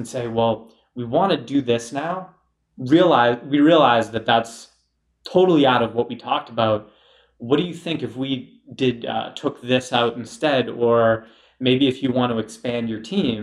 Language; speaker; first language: English; native; English